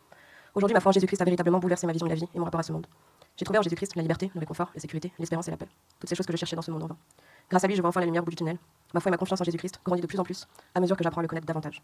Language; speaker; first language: French; native; French